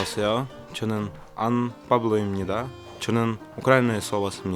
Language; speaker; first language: Korean; non-native, learner; Russian